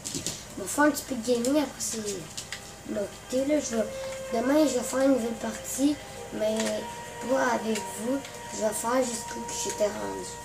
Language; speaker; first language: French; native; French